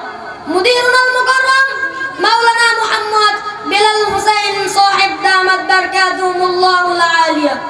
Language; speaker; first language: Arabic; non-native, learner; Bangla